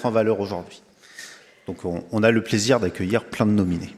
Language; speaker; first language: French; native; French